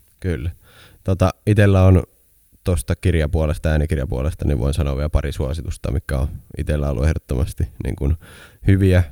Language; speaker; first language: Finnish; native; Finnish